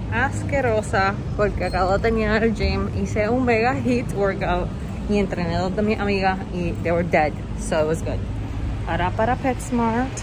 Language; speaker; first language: Spanish; native; Spanish